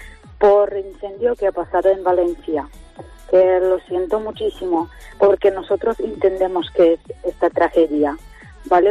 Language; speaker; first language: Spanish; non-native, fluent; Ukrainian